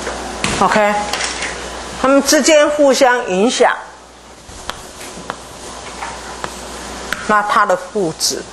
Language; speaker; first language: Chinese; native; Chinese